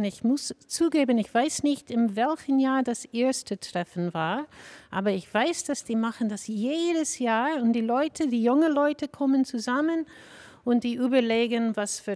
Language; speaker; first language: German; non-native, fluent; English